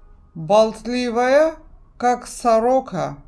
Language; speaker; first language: Russian; non-native, fluent; Turkish